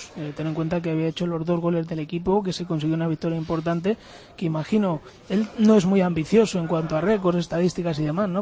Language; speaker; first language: Spanish; native; Spanish